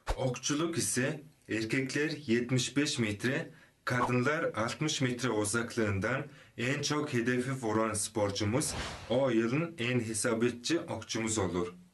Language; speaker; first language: Turkish; non-native, fluent; Kazakh